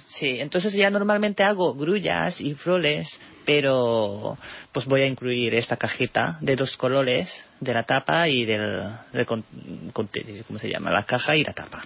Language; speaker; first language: Spanish; non-native, fluent; Japanese